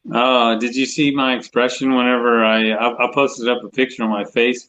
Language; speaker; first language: English; native; English